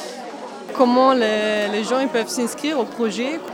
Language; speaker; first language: French; non-native, fluent; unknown